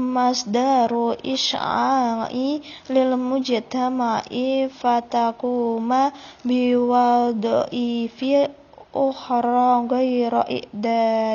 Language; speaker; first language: Arabic; non-native, learner; Indonesian